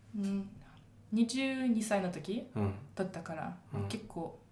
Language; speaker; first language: Japanese; non-native, fluent; Russian